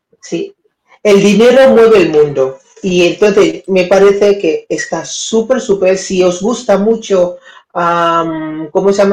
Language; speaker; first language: Spanish; non-native, learner; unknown